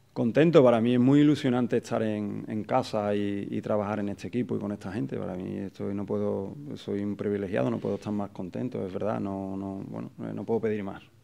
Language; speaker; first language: Spanish; native; Spanish